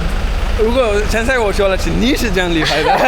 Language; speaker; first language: Chinese; non-native, learner; Malayalam